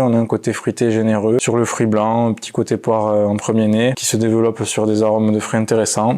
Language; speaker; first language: French; native; French